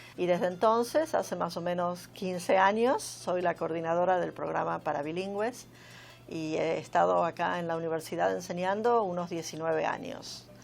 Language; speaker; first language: Spanish; native; Spanish